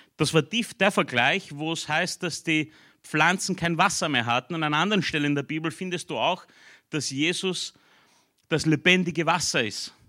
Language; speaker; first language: German; early bilingual, other home language; Romanian